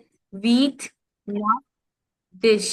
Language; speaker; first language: French; non-native, learner; Hindi